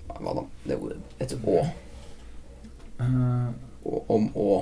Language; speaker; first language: Norwegian; native; Norwegian